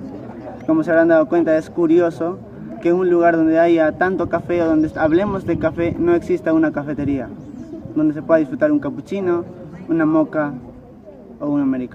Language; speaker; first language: Spanish; native; Spanish